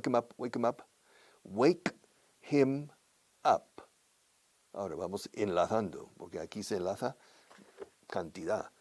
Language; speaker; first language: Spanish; non-native, fluent; English